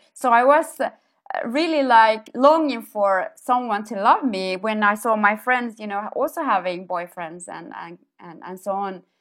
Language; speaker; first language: English; non-native, fluent; Amharic